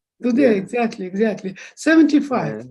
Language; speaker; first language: English; non-native, fluent; Russian